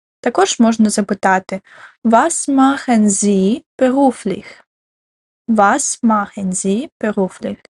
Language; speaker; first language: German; non-native, fluent; Ukrainian